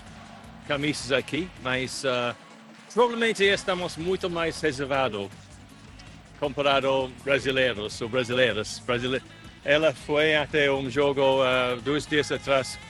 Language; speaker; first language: Portuguese; non-native, learner; English